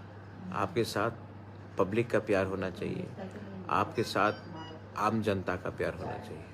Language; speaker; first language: Hindi; non-native, local second language; Kok Borok